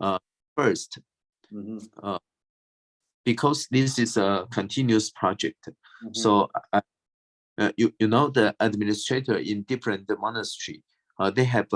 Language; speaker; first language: English; non-native, fluent; Chinese